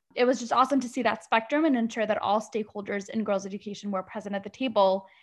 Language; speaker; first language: English; early bilingual, other home language; Arabic